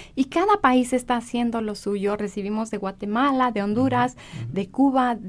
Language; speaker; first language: Spanish; native; Spanish